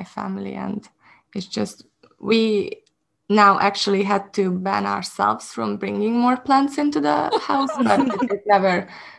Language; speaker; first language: English; non-native, fluent; Hungarian